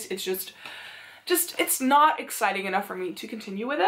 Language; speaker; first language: English; non-native, fluent; Dutch